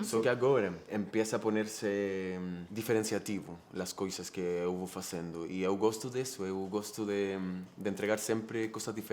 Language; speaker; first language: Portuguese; non-native, fluent; Spanish